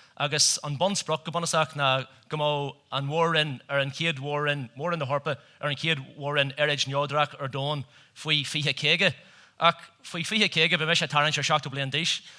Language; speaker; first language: Irish; native; Irish